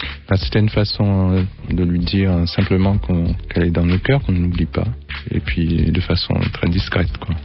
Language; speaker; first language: French; native; French